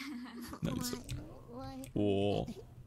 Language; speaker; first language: Japanese; non-native, learner; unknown